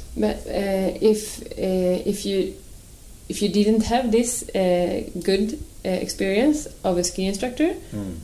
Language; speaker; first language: English; non-native, fluent; Swedish